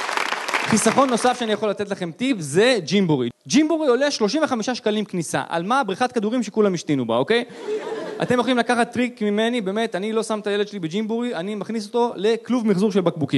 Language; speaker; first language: Hebrew; native; Hebrew